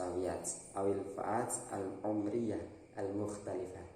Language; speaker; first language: Arabic; non-native, learner; Indonesian